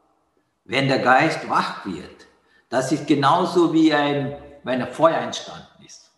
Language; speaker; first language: German; non-native, learner; Sinhala